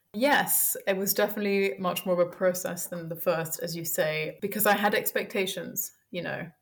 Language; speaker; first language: English; early bilingual, heritage; French